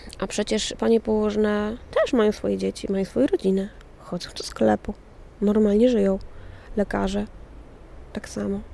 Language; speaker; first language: Polish; native; Polish